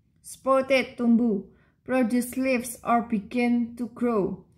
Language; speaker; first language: English; non-native, learner; Indonesian